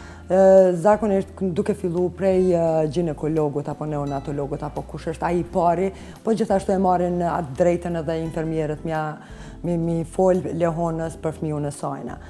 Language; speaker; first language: Albanian; native; Albanian